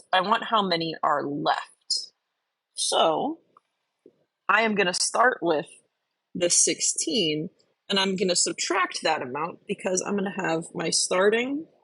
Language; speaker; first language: English; native; English